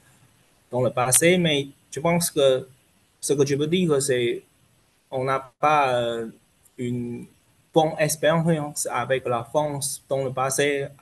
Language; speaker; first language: French; non-native, fluent; Chinese